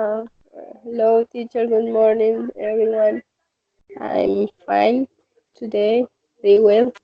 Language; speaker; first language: English; non-native, learner; Spanish